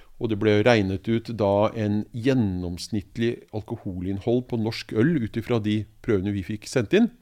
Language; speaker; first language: Norwegian; native; Norwegian